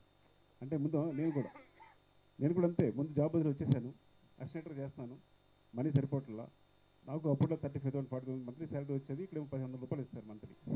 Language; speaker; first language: Telugu; native; Telugu